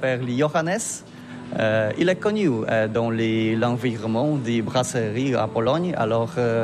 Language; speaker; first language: French; non-native, learner; Polish